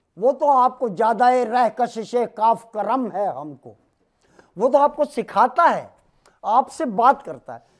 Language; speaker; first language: Urdu; native; Urdu